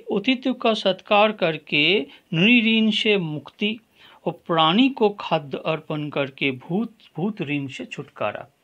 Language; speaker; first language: Hindi; non-native, local second language; Bangla